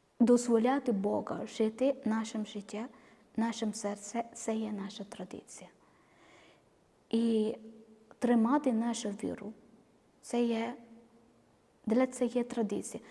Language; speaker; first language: Ukrainian; non-native, learner; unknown